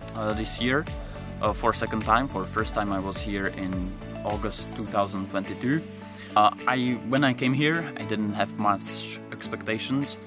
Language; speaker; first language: English; non-native, learner; Czech